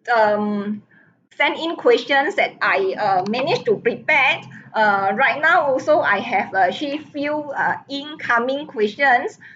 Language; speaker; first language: English; non-native, local second language; Min Nan Chinese